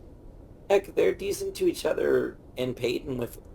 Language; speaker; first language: English; native; English